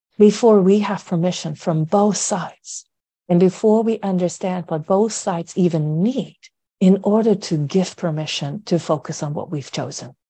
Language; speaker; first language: English; non-native, fluent; Dutch